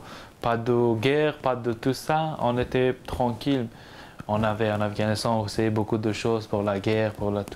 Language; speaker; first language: French; non-native, learner; Persian